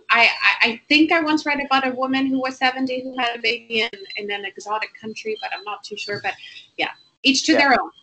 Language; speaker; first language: English; non-native, fluent; Spanish